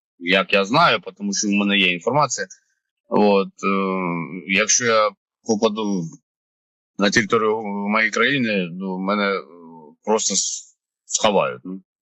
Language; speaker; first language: Ukrainian; non-native, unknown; Georgian